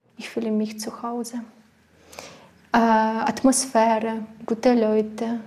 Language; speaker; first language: German; non-native, learner; Ukrainian